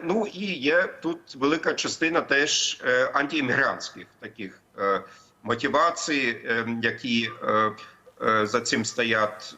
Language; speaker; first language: Ukrainian; non-native, fluent; German